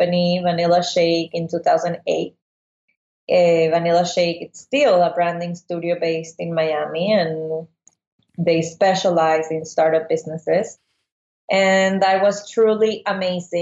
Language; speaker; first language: English; non-native, fluent; Spanish